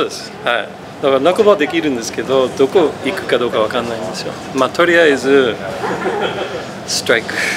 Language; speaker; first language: Japanese; non-native, fluent; English